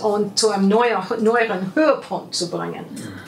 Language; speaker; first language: German; non-native, fluent; English